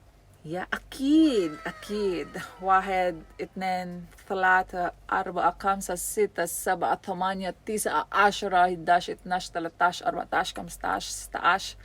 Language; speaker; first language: Arabic; non-native, learner; Filipino